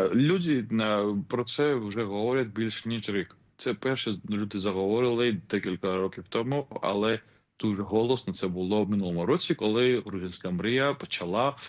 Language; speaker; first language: Ukrainian; non-native, fluent; Georgian